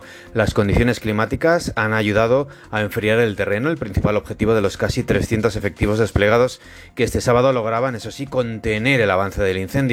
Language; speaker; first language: Spanish; native; Spanish